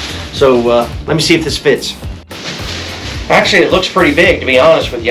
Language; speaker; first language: English; native; English